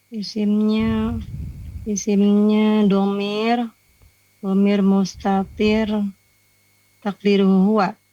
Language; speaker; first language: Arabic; non-native, learner; Indonesian